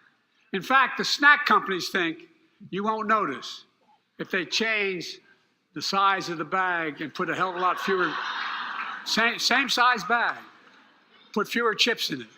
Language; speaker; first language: English; native; English